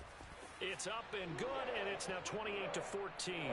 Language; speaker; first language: English; native; English